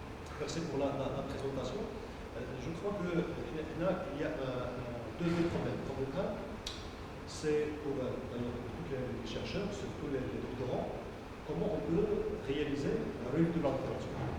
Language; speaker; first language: French; non-native, local second language; Arabic